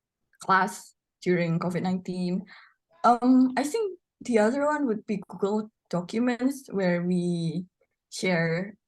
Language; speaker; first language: English; non-native, learner; Indonesian